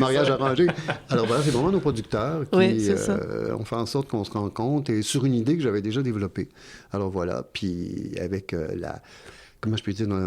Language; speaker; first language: French; native; French